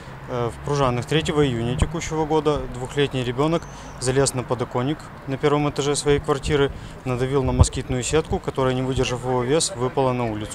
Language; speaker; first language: Russian; native; Russian